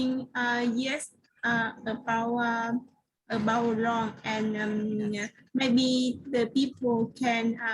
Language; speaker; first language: English; non-native, learner; Vietnamese